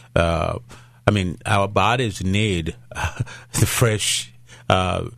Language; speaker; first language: English; non-native, local second language; Ganda